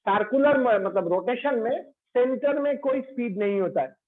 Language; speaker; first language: Hindi; non-native, local second language; Bangla